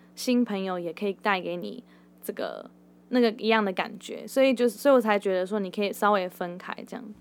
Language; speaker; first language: Chinese; early bilingual, heritage; Chinese